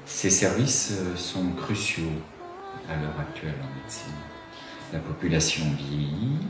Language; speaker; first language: French; native; French